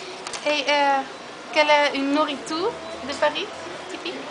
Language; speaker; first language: French; non-native, learner; Dutch